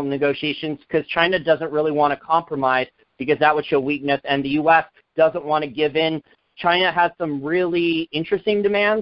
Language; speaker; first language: English; native; English